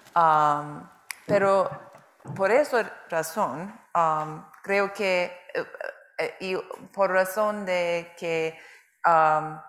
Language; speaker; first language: Spanish; non-native, learner; Turkish